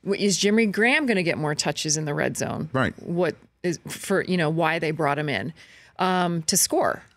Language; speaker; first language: English; native; English